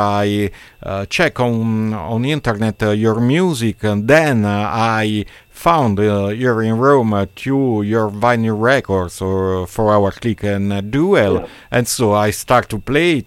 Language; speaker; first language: English; non-native, learner; Italian